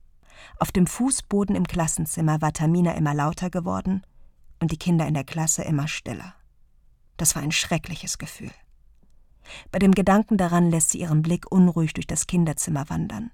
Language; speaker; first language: German; native; German